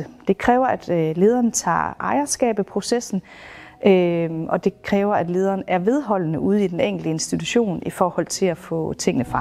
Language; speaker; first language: Danish; native; Danish